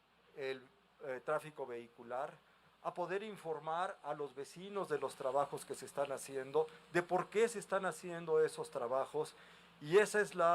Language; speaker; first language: Spanish; native; Spanish